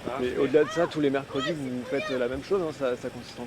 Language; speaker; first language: French; native; French